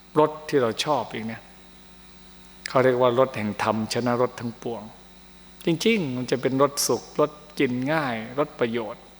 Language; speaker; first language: Thai; native; Thai